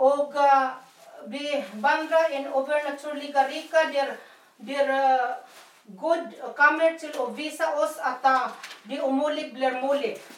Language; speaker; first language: Swedish; non-native, learner; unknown